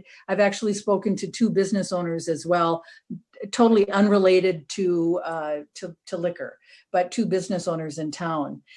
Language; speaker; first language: English; native; English